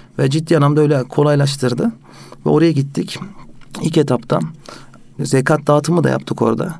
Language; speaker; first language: Turkish; early bilingual, heritage; Turkish